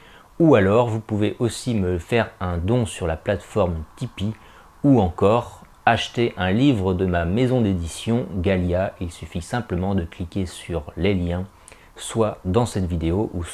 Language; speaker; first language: French; native; French